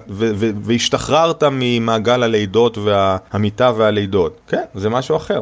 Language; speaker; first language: Hebrew; native; Hebrew